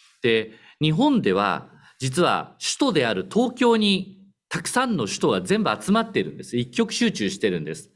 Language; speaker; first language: Japanese; native; Japanese